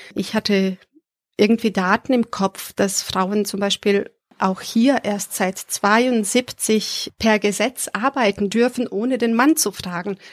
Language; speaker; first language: German; early bilingual, other home language; Serbian